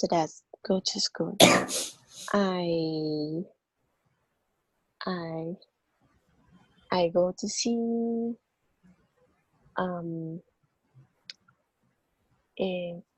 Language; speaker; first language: English; non-native, learner; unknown